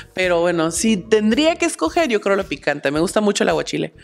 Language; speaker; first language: Spanish; early bilingual, heritage; Spanish